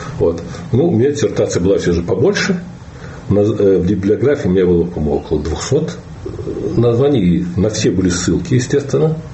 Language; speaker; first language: Russian; native; Russian